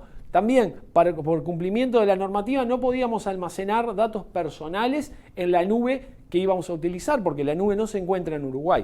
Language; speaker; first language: Spanish; native; Spanish